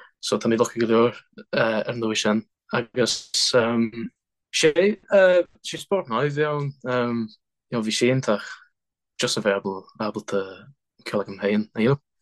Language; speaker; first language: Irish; non-native, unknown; English